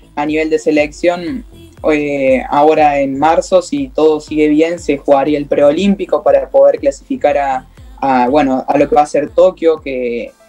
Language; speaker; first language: Spanish; native; Spanish